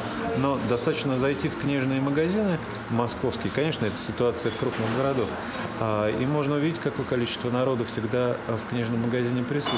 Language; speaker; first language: Russian; native; Russian